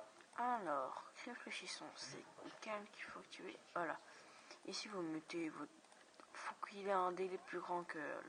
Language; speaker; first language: French; native; French